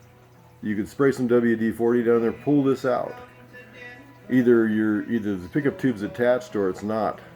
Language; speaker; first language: English; native; English